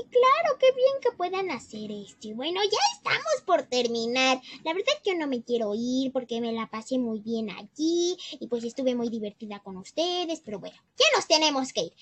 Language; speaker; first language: Spanish; native; Spanish